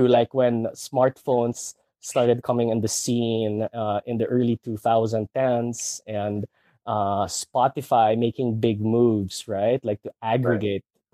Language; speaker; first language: English; non-native, local second language; Filipino